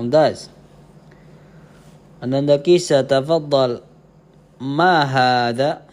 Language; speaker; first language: Arabic; non-native, fluent; Indonesian